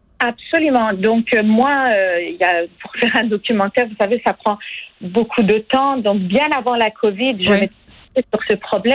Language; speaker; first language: French; non-native, fluent; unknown